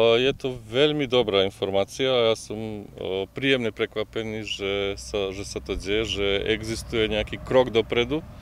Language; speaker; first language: Slovak; native; Slovak